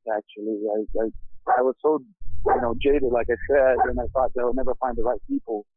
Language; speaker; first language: English; non-native, fluent; Portuguese